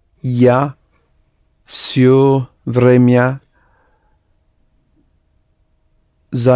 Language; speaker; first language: Russian; non-native, learner; English